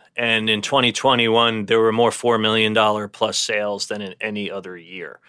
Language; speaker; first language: English; native; English